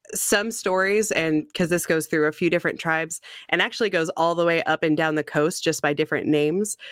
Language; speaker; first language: English; native; English